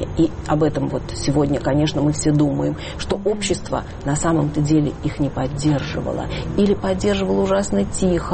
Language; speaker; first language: Russian; native; Russian